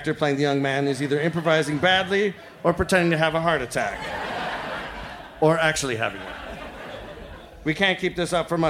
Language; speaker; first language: English; native; English